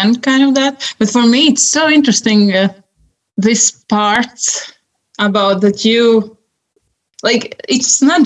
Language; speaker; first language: English; non-native, fluent; Latvian